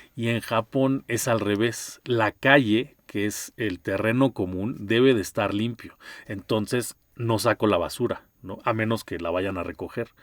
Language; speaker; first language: Spanish; native; Spanish